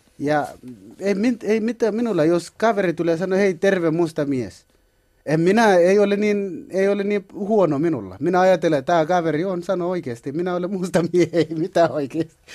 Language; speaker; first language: Finnish; non-native, learner; Kalenjin